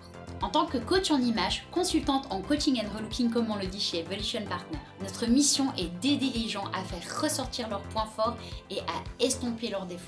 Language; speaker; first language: French; native; French